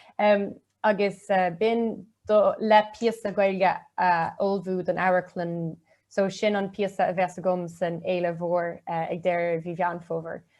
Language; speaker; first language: Irish; non-native, local second language; English